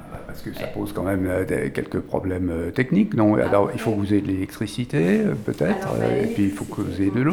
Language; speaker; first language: French; native; French